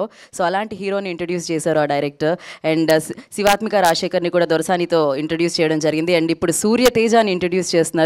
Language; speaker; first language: Telugu; native; Telugu